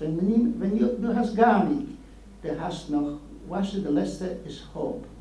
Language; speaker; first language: German; non-native, learner; Polish